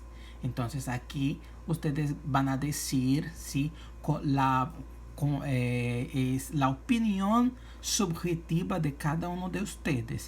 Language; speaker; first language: Spanish; non-native, fluent; Portuguese